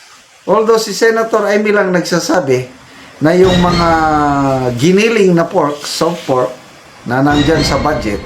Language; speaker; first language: Filipino; native; Filipino